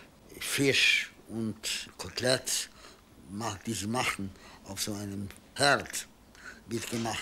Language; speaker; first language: German; non-native, fluent; Polish